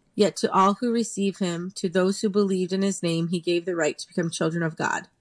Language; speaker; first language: English; native; English